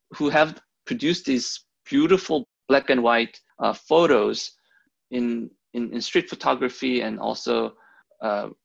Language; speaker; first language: English; early bilingual, other home language; Korean